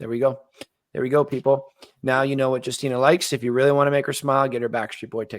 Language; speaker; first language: English; native; English